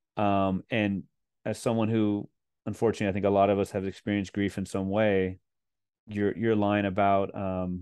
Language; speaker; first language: English; native; English